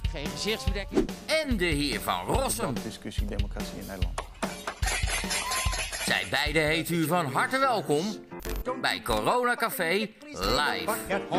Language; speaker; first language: Dutch; native; Dutch